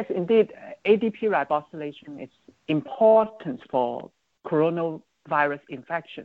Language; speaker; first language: English; non-native, local second language; Cantonese